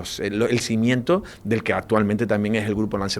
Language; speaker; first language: Spanish; native; Spanish